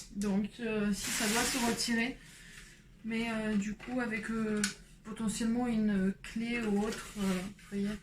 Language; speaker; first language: French; early bilingual, other home language; Polish